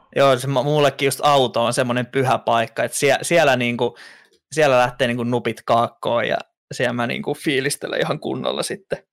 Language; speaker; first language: Finnish; native; Finnish